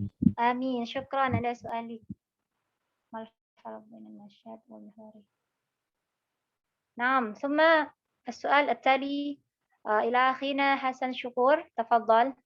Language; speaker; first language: Arabic; non-native, learner; Indonesian